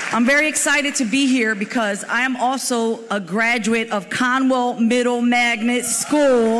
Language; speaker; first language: English; native; English